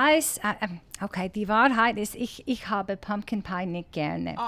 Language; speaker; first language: German; non-native, learner; English